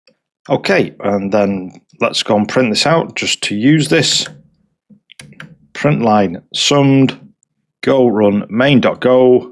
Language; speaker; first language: English; native; English